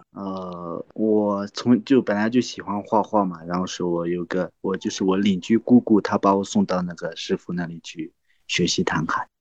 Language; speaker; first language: Chinese; non-native, local second language; Tibetan